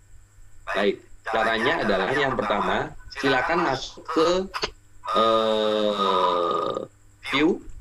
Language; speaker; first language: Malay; non-native, local second language; Javanese